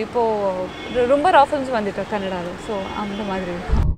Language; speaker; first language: Tamil; non-native, learner; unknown